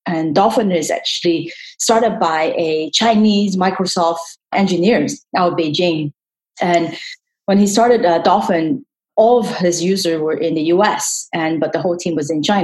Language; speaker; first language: English; non-native, local second language; Cantonese